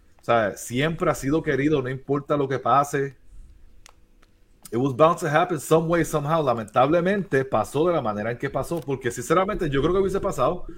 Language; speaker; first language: Spanish; native; Spanish